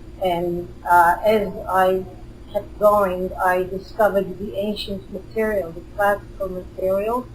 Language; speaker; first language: English; non-native, fluent; Hebrew